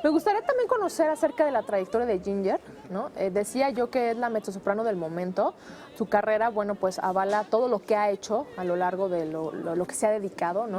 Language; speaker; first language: Spanish; native; Spanish